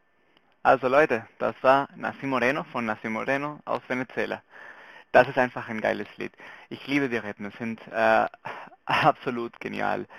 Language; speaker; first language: German; non-native, local second language; Spanish